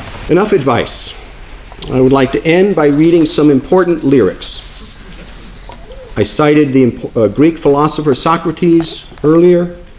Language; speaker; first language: English; native; English